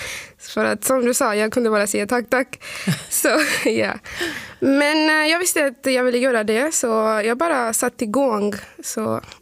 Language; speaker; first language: Swedish; non-native, fluent; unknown